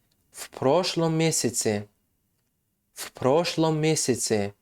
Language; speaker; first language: Russian; non-native, fluent; Tajik